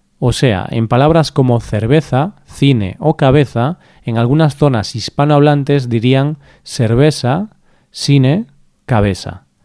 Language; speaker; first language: Spanish; native; Spanish